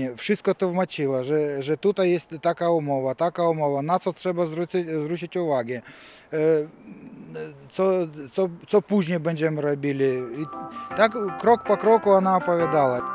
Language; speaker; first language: Polish; early bilingual, heritage; Ukrainian